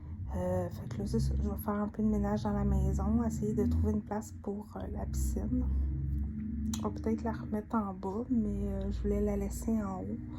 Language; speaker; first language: French; native; French